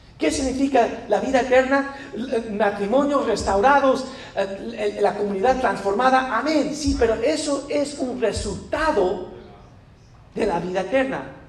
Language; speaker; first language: Spanish; non-native, fluent; English